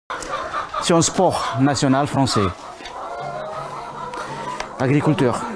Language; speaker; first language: French; non-native, learner; Romanian